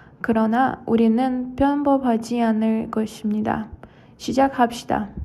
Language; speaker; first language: Korean; non-native, learner; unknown